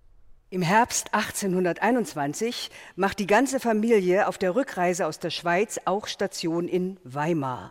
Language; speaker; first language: German; native; German